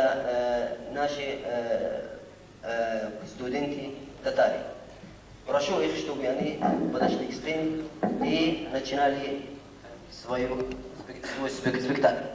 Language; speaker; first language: Russian; non-native, learner; Arabic